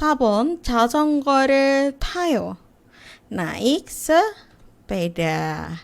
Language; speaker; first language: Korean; non-native, fluent; Indonesian